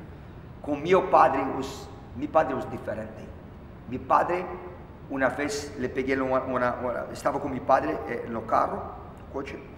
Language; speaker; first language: Spanish; non-native, fluent; Portuguese